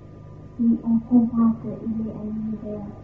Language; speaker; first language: French; non-native, fluent; Vietnamese